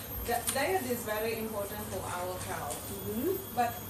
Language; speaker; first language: English; non-native, learner; Indonesian